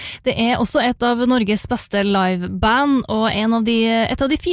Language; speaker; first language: Norwegian; native; Norwegian